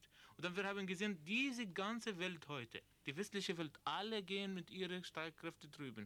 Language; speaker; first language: German; non-native, learner; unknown